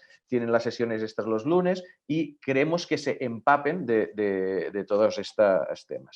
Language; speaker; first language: Spanish; native; Spanish